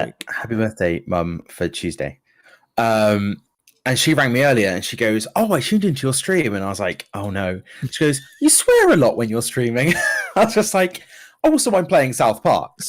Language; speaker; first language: English; native; English